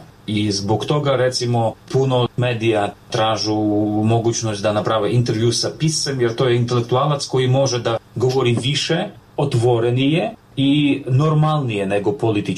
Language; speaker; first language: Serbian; non-native, fluent; Ukrainian